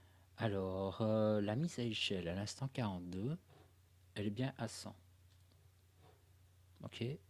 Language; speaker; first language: French; native; French